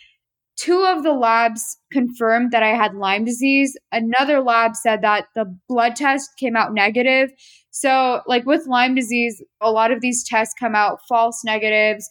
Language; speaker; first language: English; native; English